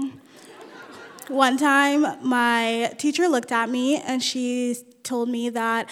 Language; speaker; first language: English; early bilingual, other home language; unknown